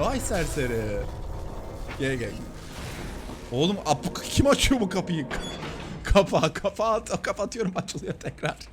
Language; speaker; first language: Turkish; native; Turkish